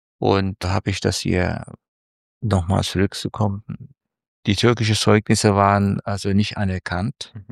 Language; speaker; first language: German; non-native, fluent; Turkish